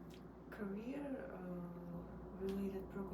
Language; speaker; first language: English; non-native, learner; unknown